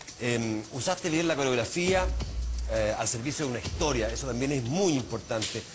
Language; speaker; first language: Spanish; native; Spanish